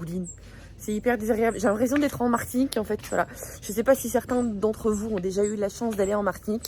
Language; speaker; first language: French; native; French